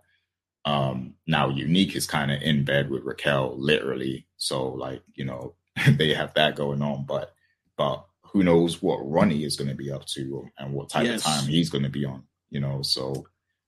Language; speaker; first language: English; native; English